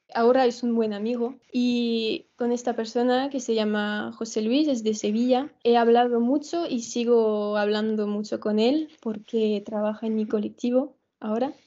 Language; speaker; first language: Spanish; non-native, fluent; French